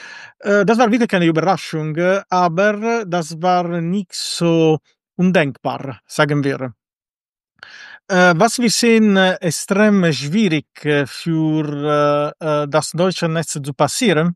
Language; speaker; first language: German; non-native, fluent; Italian